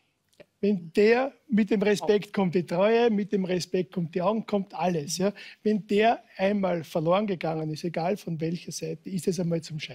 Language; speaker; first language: German; native; German